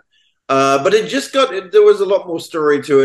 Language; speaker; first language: English; native; English